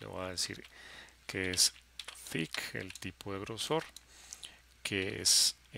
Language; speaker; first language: Spanish; native; Spanish